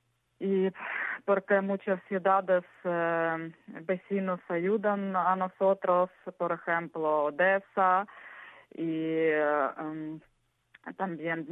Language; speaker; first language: Spanish; non-native, learner; Ukrainian